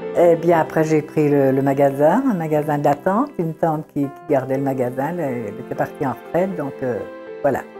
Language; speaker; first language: French; early bilingual, other home language; Italian